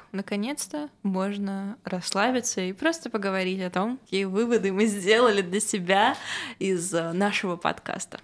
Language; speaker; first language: Russian; native; Russian